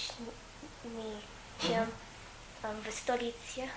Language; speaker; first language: Russian; non-native, learner; English